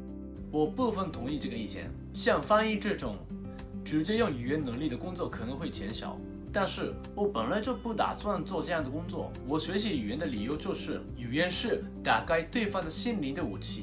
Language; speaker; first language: Chinese; non-native, fluent; Japanese